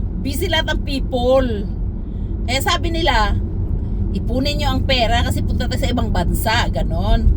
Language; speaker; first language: Filipino; native; Filipino